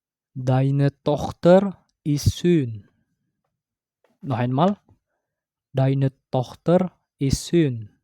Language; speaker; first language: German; non-native, fluent; Indonesian